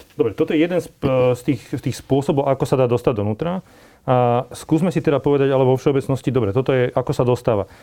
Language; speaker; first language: Slovak; native; Slovak